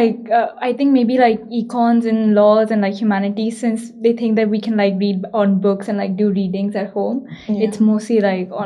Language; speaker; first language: English; non-native, local second language; Hindi